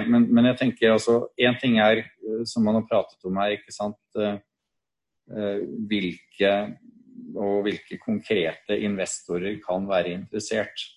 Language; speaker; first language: Norwegian; native; Norwegian